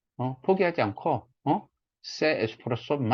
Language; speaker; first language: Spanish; non-native, fluent; Korean